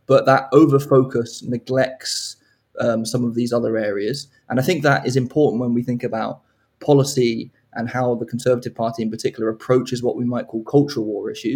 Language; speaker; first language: English; native; English